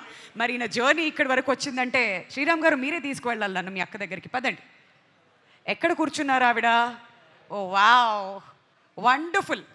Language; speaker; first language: Telugu; native; Telugu